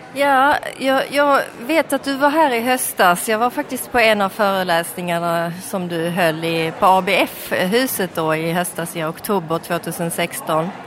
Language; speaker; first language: Swedish; native; Swedish